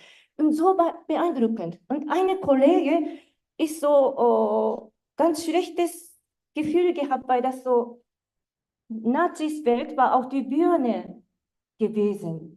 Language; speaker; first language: German; non-native, fluent; Japanese